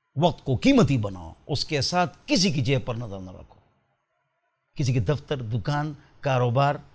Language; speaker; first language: Urdu; non-native, local second language; Pashto